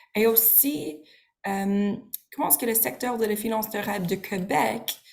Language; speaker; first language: French; non-native, learner; English